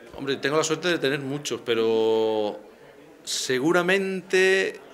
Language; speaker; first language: Spanish; native; Spanish